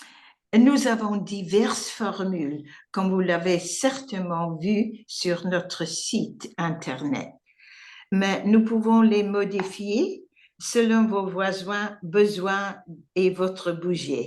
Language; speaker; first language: French; non-native, learner; English